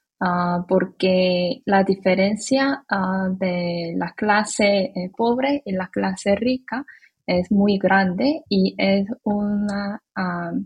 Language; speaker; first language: Spanish; non-native, fluent; Korean